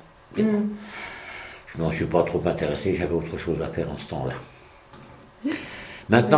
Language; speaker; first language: French; native; French